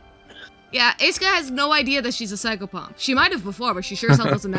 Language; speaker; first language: English; native; English